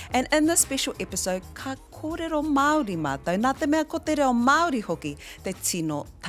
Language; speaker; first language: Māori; non-native, local second language; English